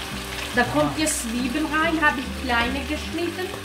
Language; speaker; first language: German; non-native, learner; Kurdish